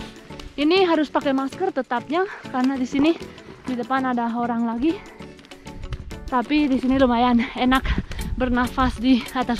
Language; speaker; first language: Indonesian; non-native, fluent; Spanish